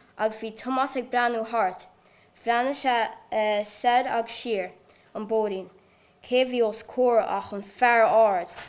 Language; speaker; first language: Irish; native; Irish